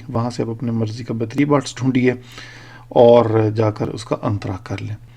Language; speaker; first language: Urdu; native; Urdu